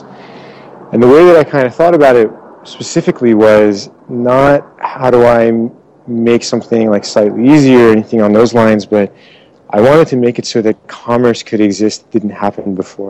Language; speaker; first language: English; native; English